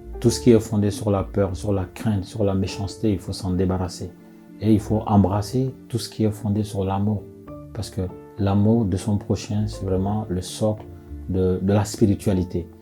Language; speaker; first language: French; non-native, local second language; Bambara